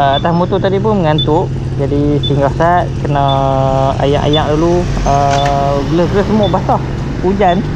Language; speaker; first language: Malay; native; Malay